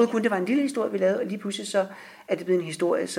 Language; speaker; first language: Danish; native; Danish